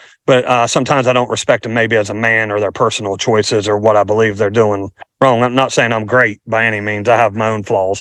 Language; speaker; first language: English; native; English